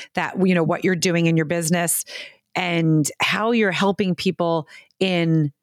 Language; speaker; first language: English; native; English